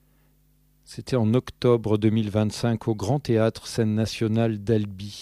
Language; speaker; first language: French; native; French